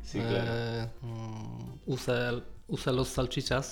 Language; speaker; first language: Spanish; non-native, learner; Polish